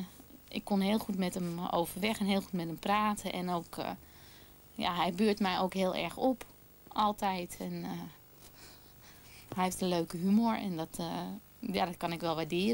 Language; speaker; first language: Dutch; native; Dutch